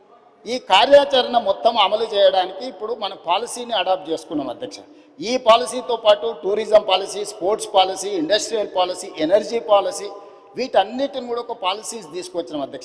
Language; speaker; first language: Telugu; native; Telugu